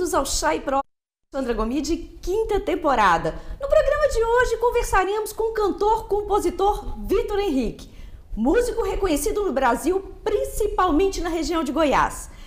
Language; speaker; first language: Portuguese; native; Portuguese